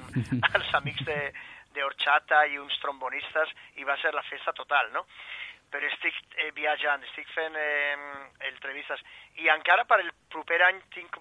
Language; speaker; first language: Catalan; non-native, fluent; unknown